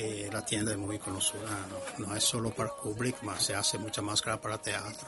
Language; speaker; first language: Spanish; non-native, learner; Italian